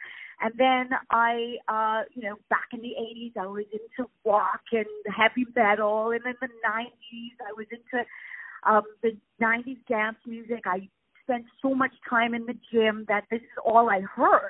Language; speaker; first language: English; native; English